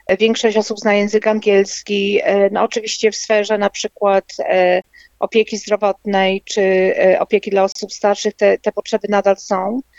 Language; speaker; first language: Polish; native; Polish